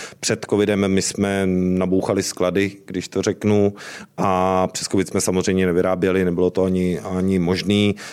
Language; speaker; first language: Czech; native; Czech